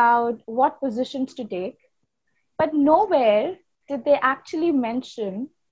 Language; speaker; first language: English; non-native, local second language; Hindi